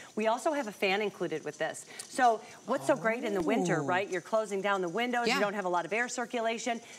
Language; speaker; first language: English; native; English